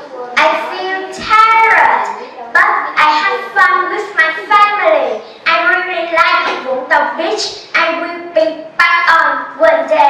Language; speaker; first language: English; non-native, learner; Vietnamese